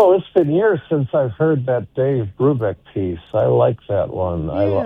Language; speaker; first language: English; native; English